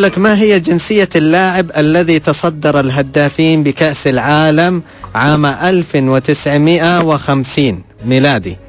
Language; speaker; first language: Arabic; native; Arabic